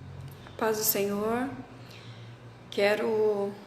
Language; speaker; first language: Portuguese; native; Portuguese